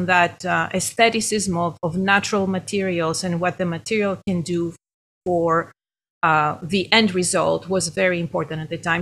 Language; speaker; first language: English; non-native, fluent; Greek